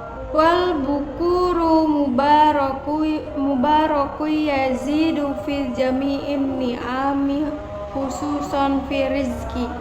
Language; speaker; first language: Arabic; non-native, learner; Indonesian